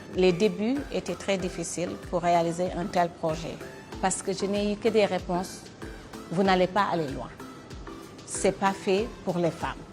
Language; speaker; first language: French; non-native, local second language; Wolof